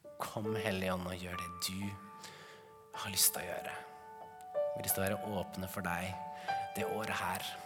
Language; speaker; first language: Norwegian; native; Norwegian